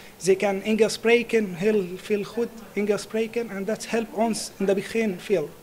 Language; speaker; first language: Dutch; non-native, learner; Arabic